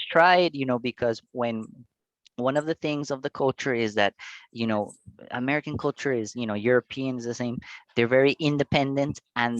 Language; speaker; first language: English; non-native, fluent; Spanish